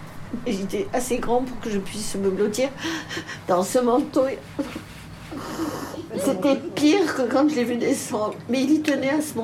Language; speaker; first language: French; native; French